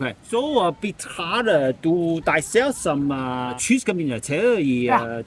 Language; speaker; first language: Danish; non-native, learner; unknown